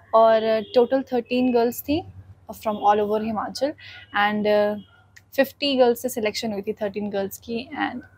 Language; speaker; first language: Hindi; native; Hindi